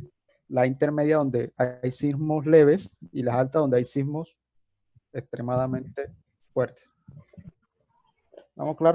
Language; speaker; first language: Spanish; native; Spanish